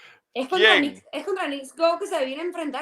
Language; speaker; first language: Spanish; native; Spanish